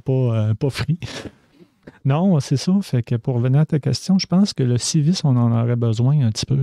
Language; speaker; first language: French; native; French